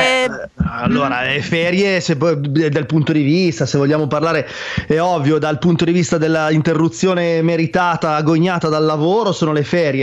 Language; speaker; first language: Italian; native; Italian